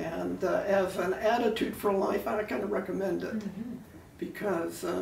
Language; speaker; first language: English; native; English